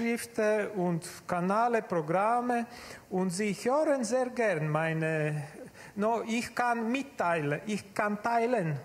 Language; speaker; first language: German; non-native, learner; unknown